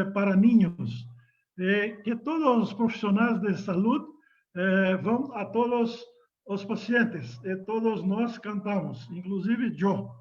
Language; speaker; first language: Spanish; non-native, learner; Portuguese